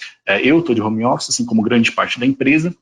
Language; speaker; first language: Portuguese; native; Portuguese